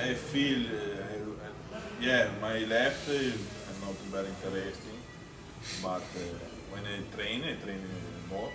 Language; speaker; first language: English; non-native, learner; Italian